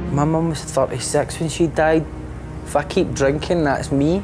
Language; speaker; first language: English; native; English